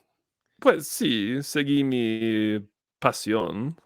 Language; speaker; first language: Spanish; non-native, fluent; English